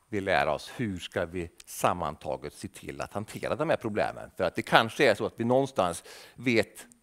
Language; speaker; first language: Swedish; native; Swedish